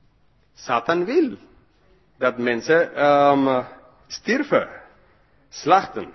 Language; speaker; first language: Dutch; non-native, fluent; English